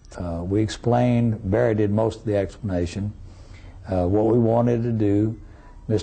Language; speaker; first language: English; native; English